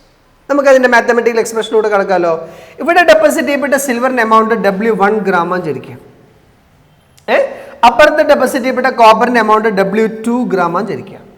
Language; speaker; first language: Malayalam; native; Malayalam